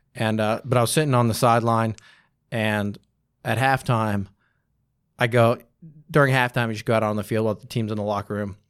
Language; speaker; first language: English; native; English